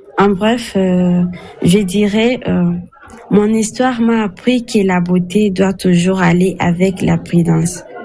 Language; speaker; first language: French; non-native, local second language; Swahili